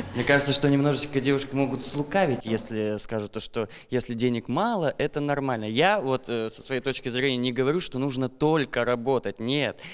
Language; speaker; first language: Russian; native; Russian